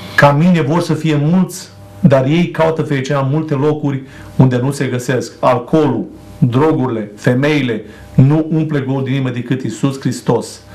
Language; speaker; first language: Romanian; native; Romanian